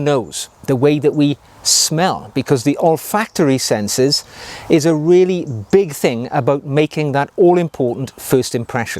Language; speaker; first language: English; native; English